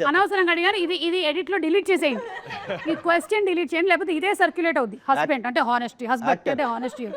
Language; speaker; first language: Telugu; non-native, local second language; Malayalam